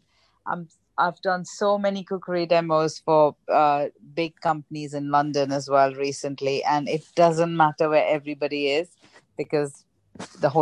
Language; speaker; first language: English; non-native, local second language; Gujarati